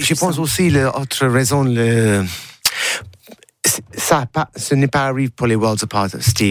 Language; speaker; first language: French; non-native, learner; English